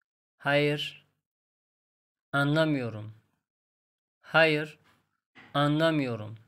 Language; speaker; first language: Turkish; non-native, fluent; Persian